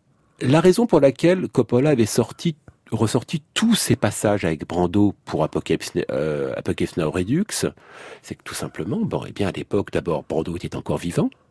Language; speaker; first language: French; native; French